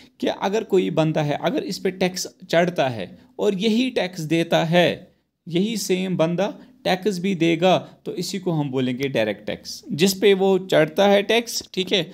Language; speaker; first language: Hindi; non-native, local second language; Kashmiri